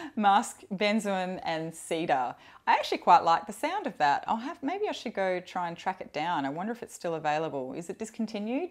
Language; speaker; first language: English; native; English